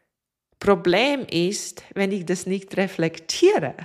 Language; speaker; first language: German; non-native, fluent; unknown